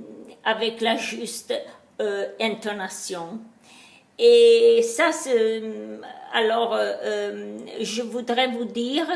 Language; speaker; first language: French; non-native, learner; Italian